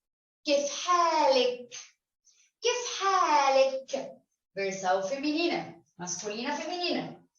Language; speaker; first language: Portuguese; non-native, fluent; Arabic